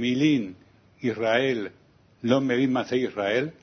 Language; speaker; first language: Hebrew; non-native, learner; Spanish